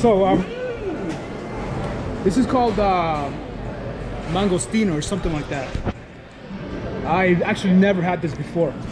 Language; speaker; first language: English; early bilingual, other home language; Spanish